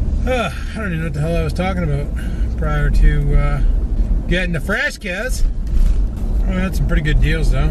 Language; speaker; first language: English; native; English